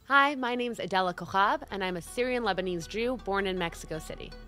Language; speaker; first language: English; early bilingual, other home language; Spanish